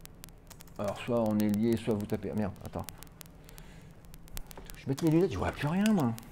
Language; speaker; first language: French; native; French